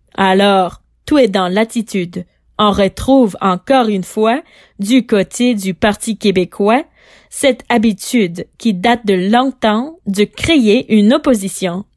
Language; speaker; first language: French; non-native, fluent; English